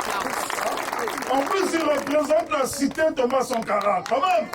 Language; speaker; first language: French; non-native, local second language; Kongo